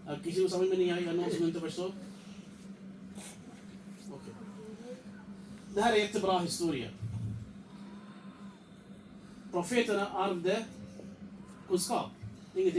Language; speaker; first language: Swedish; non-native, fluent; Urdu